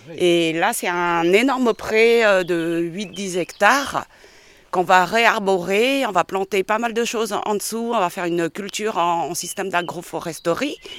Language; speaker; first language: French; early bilingual, other home language; Khmer